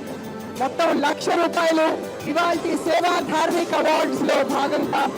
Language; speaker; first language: Telugu; native; Telugu